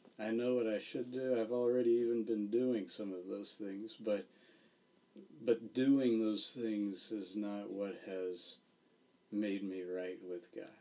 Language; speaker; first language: English; native; English